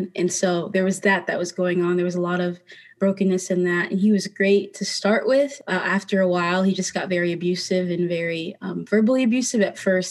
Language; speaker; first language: English; native; English